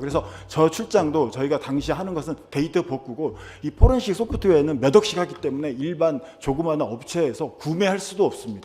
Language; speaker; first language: Korean; native; Korean